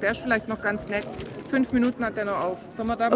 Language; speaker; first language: German; native; German